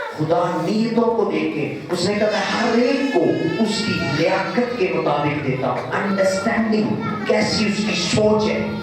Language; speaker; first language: Urdu; non-native, local second language; Punjabi